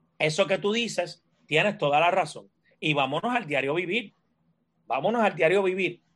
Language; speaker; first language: Spanish; native; Spanish